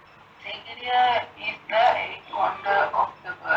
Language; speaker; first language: English; non-native, learner; Sinhala